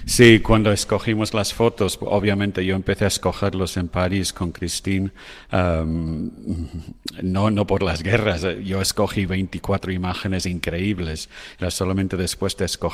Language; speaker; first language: Spanish; non-native, fluent; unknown